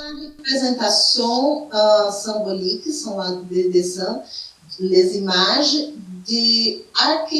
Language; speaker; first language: French; non-native, fluent; Portuguese